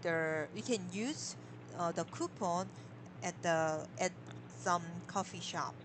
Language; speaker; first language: English; non-native, learner; Korean